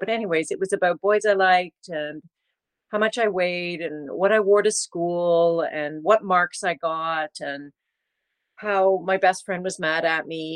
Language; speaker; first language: English; native; English